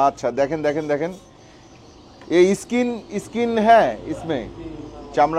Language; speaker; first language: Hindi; non-native, learner; Bangla